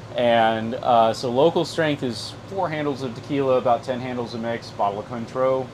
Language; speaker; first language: English; native; English